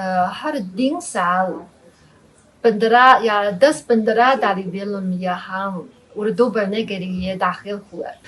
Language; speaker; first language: Hindi; non-native, fluent; Chinese